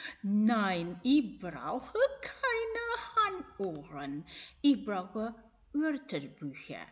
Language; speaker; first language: German; non-native, fluent; Indonesian